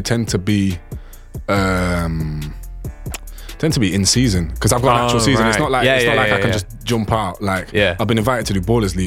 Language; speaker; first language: English; native; English